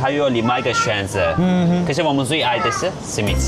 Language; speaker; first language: Chinese; non-native, fluent; Turkish